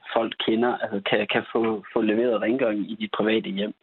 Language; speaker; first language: Danish; native; Danish